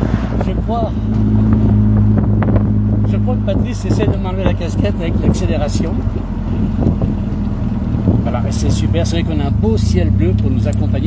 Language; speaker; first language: French; native; French